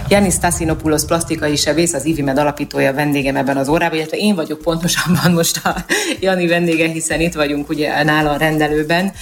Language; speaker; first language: Hungarian; native; Hungarian